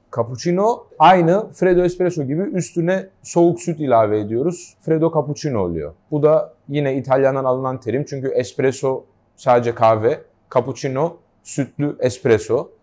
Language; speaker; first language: Turkish; early bilingual, heritage; Turkish